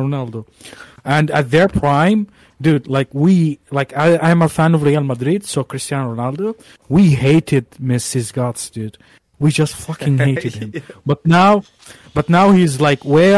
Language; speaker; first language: English; non-native, fluent; Arabic